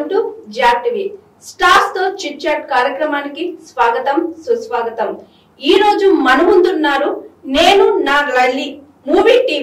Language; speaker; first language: Telugu; native; Telugu